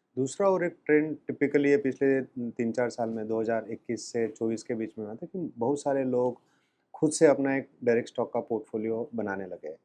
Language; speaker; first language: Hindi; native; Hindi